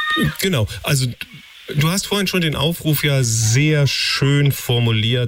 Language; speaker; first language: German; native; German